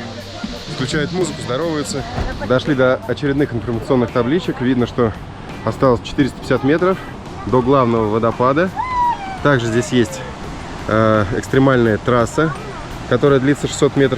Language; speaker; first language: Russian; native; Russian